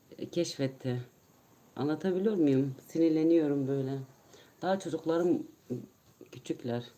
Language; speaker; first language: Turkish; native; Turkish